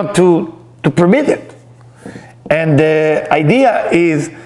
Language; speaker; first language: English; non-native, fluent; Hebrew